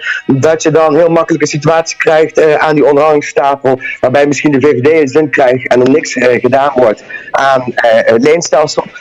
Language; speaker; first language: Dutch; native; Dutch